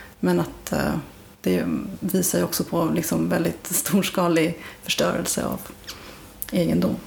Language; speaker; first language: Swedish; native; Swedish